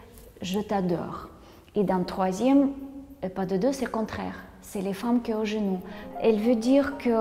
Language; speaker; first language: French; non-native, learner; Russian